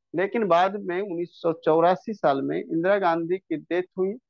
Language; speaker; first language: Hindi; non-native, local second language; Bangla